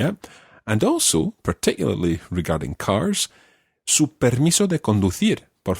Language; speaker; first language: Spanish; non-native, fluent; English